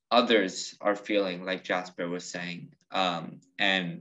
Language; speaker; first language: English; early bilingual, other home language; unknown